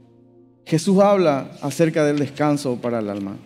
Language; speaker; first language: Spanish; native; Spanish